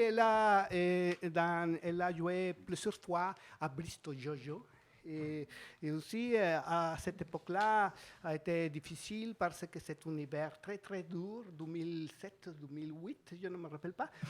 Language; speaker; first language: French; non-native, fluent; Spanish